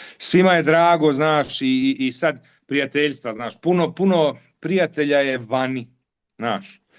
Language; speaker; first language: Bosnian; native; Bosnian